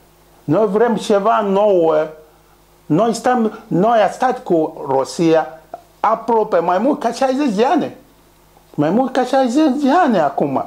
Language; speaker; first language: Romanian; non-native, learner; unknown